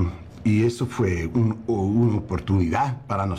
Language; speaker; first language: Spanish; non-native, learner; English